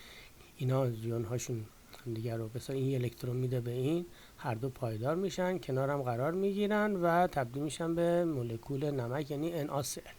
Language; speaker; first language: Persian; native; Persian